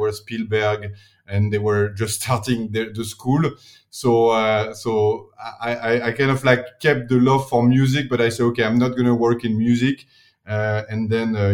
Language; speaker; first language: English; non-native, fluent; French